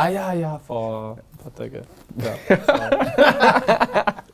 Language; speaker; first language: German; non-native, learner; French